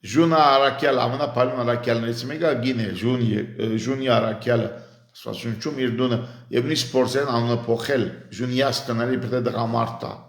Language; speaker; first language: Armenian; early bilingual, heritage; Armenian